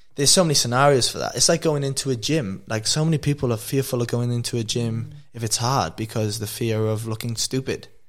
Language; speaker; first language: English; native; English